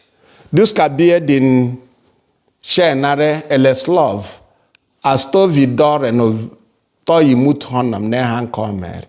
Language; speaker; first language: Swedish; non-native, fluent; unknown